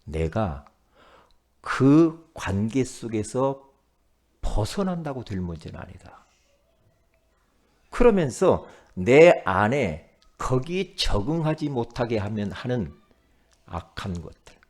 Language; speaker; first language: Korean; native; Korean